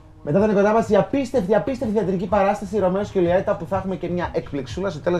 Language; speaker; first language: Greek; native; Greek